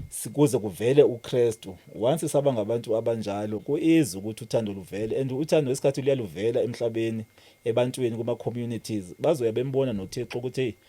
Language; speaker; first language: Zulu; non-native, local second language; Xhosa